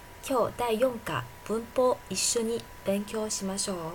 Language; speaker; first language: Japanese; non-native, fluent; Chinese